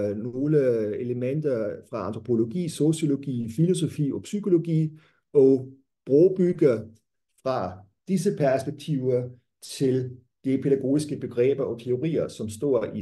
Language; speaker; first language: Danish; non-native, fluent; German